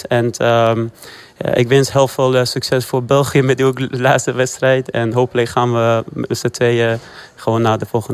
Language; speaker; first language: Dutch; early bilingual, other home language; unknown